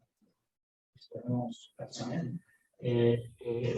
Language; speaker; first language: French; non-native, fluent; Spanish